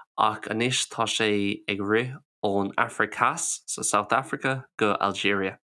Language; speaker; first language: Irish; non-native, local second language; English